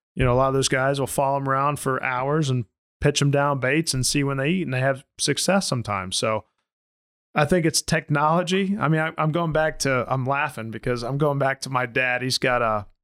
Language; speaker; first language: English; native; English